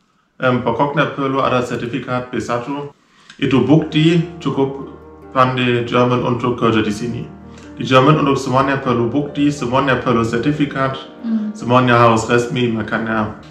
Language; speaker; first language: Indonesian; non-native, learner; German